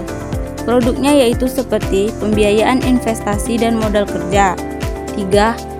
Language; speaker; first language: Indonesian; native; Indonesian